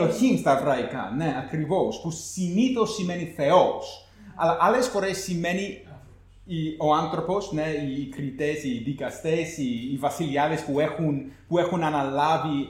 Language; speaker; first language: Greek; non-native, fluent; English